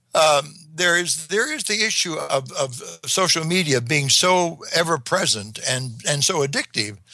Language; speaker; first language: English; native; English